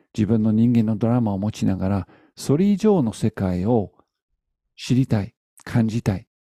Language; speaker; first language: Japanese; non-native, fluent; English